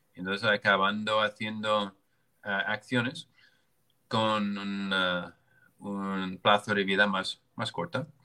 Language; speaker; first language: Spanish; non-native, fluent; English